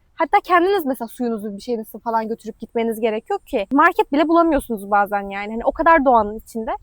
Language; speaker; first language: Turkish; native; Turkish